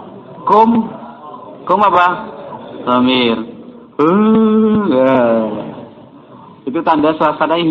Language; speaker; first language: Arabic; non-native, fluent; Javanese